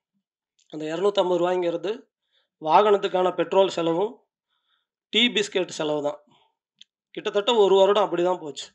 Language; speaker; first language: Tamil; native; Tamil